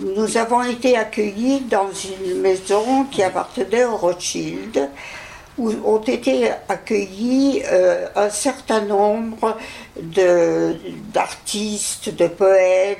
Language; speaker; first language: French; early bilingual, other home language; Yiddish